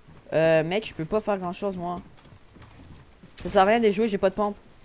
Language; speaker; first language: French; native; French